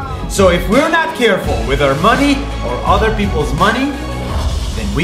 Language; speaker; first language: English; non-native, fluent; Arabic